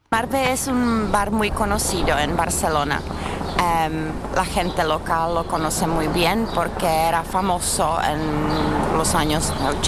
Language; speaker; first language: Spanish; non-native, learner; Czech